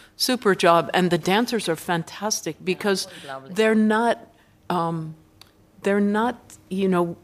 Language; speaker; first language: English; native; English